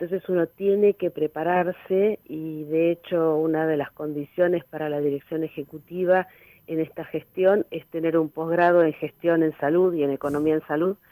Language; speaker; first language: Spanish; native; Spanish